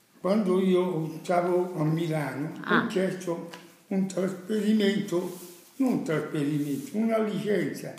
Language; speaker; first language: Italian; early bilingual, heritage; Italian